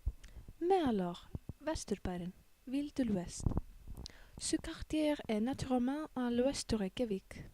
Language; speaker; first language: French; non-native, learner; Icelandic